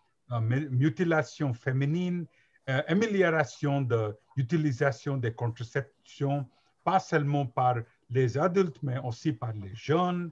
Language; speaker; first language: French; non-native, learner; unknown